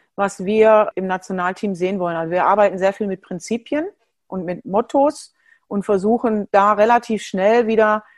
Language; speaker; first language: German; native; German